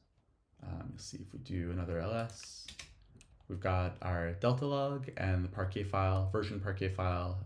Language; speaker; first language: English; native; English